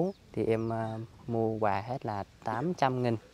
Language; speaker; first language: Vietnamese; native; Vietnamese